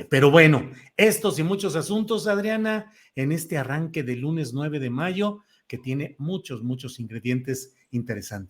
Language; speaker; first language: Spanish; native; Spanish